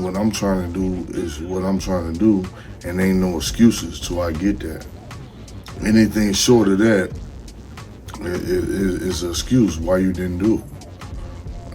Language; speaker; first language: English; native; English